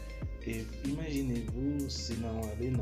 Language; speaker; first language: French; non-native, learner; Haitian Creole